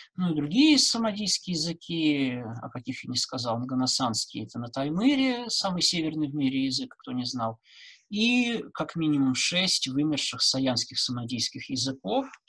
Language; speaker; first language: Russian; native; Russian